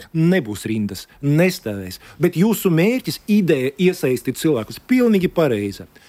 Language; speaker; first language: Latvian; non-native, local second language; Russian